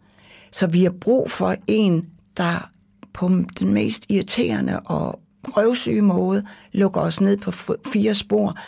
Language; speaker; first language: Danish; native; Danish